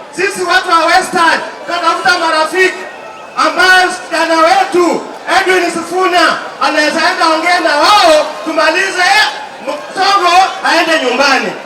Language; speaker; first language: Swahili; non-native, local second language; Luyia